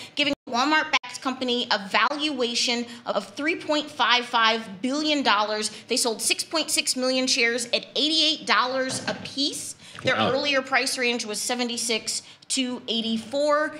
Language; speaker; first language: English; native; English